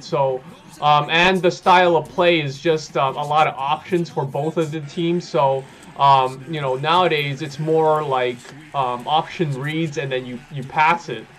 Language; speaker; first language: English; native; English